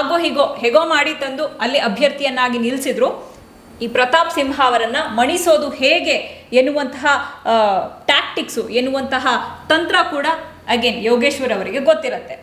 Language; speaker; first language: Kannada; native; Kannada